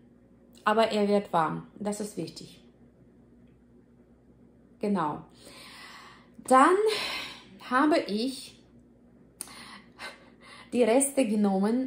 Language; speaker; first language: German; non-native, fluent; Russian